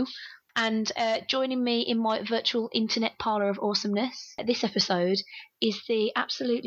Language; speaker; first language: English; native; English